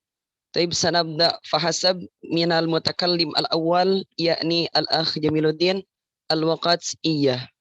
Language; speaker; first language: Arabic; non-native, learner; Indonesian